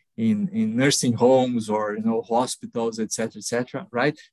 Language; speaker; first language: English; non-native, fluent; Portuguese